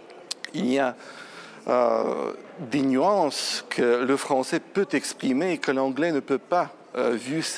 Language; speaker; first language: French; non-native, fluent; Bulgarian